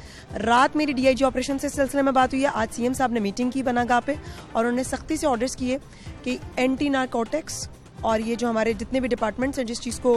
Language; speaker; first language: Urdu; non-native, local second language; Punjabi